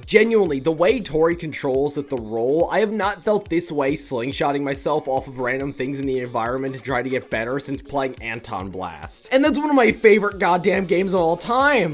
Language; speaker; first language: English; native; English